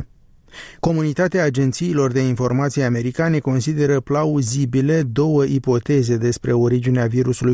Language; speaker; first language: Romanian; native; Romanian